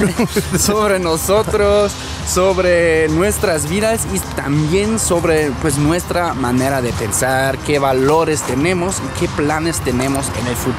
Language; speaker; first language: Spanish; non-native, fluent; German